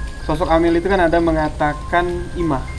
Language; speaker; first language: Indonesian; native; Indonesian